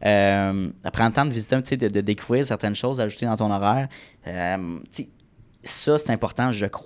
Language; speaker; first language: French; native; French